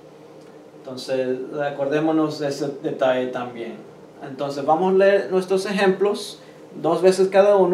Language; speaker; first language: Spanish; early bilingual, heritage; Spanish